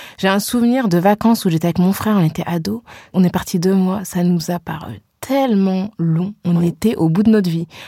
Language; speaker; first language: French; native; French